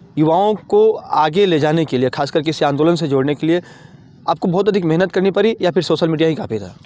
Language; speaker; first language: Hindi; native; Hindi